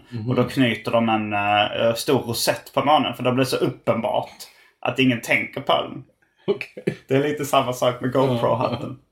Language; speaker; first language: Swedish; native; Swedish